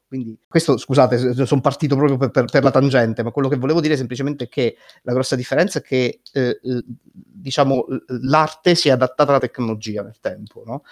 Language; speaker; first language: Italian; native; Italian